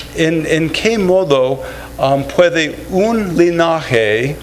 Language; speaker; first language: Spanish; non-native, fluent; English